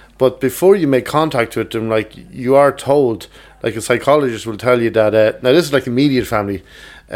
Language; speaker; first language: English; native; English